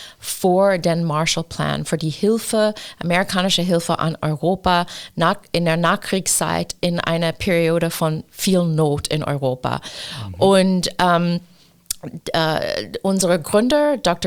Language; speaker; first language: German; non-native, fluent; English